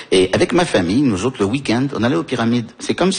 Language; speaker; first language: French; early bilingual, heritage; French